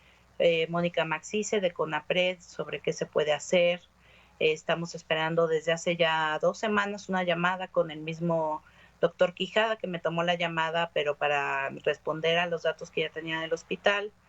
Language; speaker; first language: Spanish; native; Spanish